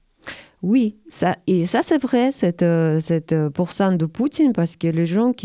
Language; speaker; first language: French; non-native, learner; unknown